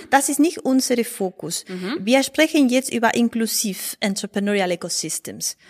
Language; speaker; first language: German; non-native, learner; Spanish